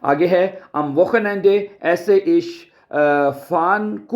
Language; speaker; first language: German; non-native, fluent; Urdu